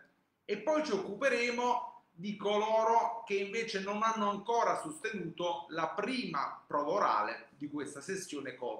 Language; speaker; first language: Italian; native; Italian